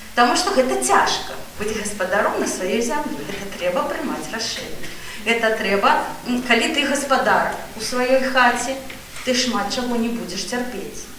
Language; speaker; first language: Belarusian; non-native, local second language; Russian